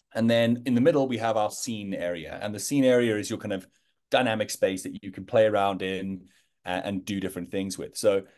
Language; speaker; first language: English; native; English